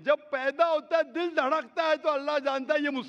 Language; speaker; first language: Hindi; native; Hindi